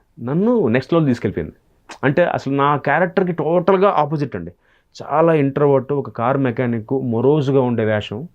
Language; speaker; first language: Telugu; native; Telugu